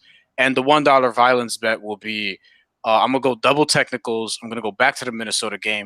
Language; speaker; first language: English; native; English